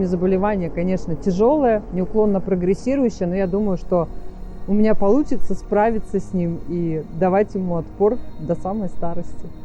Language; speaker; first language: Russian; native; Russian